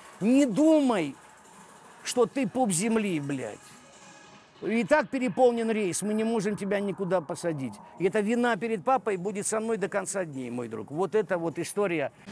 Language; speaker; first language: Russian; non-native, local second language; Georgian